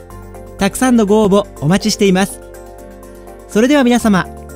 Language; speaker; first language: Japanese; native; Japanese